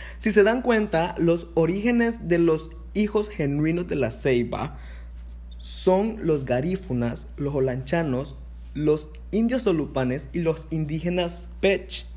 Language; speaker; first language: Spanish; non-native, local second language; English